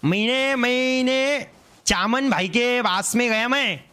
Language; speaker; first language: Hindi; non-native, local second language; Marathi